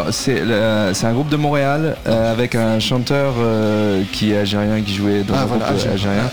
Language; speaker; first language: French; native; French